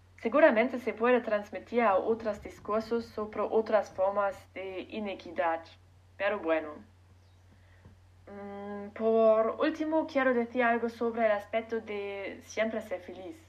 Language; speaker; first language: Spanish; non-native, learner; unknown